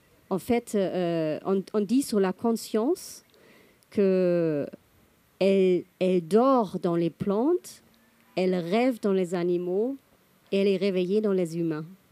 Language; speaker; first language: French; non-native, fluent; German